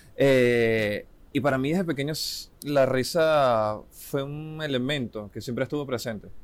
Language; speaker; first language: Spanish; native; Spanish